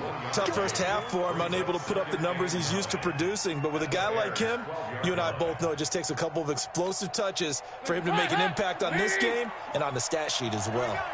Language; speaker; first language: English; native; English